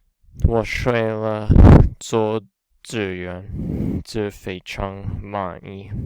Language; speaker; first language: Chinese; non-native, learner; English